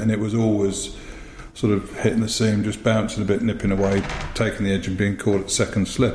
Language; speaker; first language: English; native; English